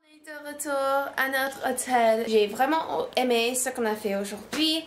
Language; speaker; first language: French; non-native, learner; English